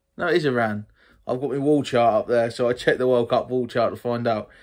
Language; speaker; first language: English; native; English